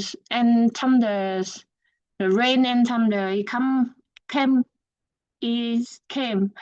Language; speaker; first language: English; non-native, learner; Vietnamese